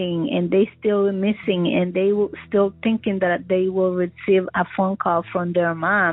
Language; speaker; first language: English; non-native, learner; Spanish